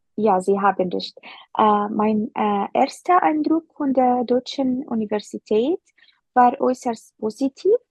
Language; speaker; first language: German; non-native, fluent; Arabic